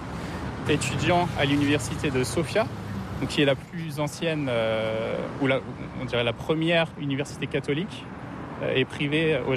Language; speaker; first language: French; native; French